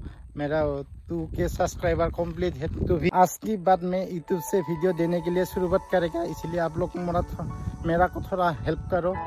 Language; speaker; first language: Hindi; non-native, learner; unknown